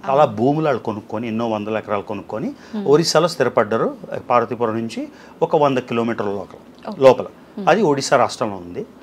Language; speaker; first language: Telugu; native; Telugu